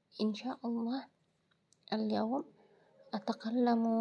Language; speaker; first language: Arabic; non-native, learner; Indonesian